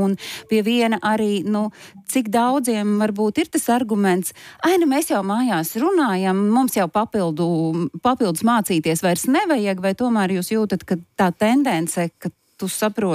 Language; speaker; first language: Latvian; native; Latvian